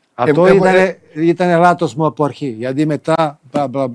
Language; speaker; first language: Greek; non-native, fluent; Serbian